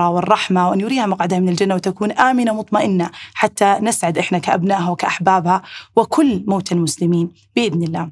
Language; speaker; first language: Arabic; native; Arabic